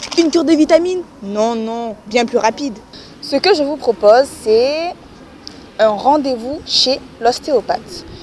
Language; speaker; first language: French; native; French